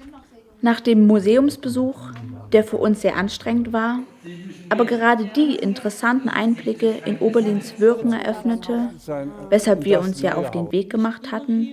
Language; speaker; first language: German; native; German